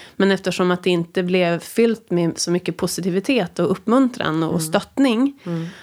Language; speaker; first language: Swedish; native; Swedish